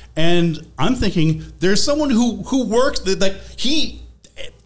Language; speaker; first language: English; native; English